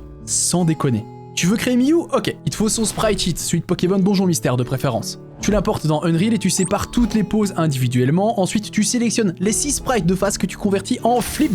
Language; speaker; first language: French; native; French